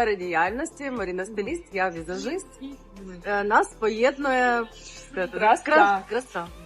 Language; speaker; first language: Ukrainian; native; Ukrainian